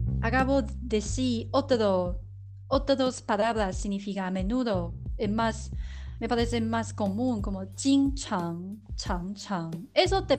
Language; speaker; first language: Spanish; non-native, learner; Chinese